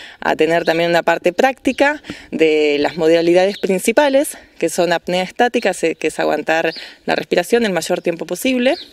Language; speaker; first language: Spanish; native; Spanish